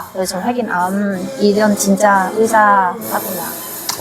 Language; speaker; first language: Korean; non-native, learner; Vietnamese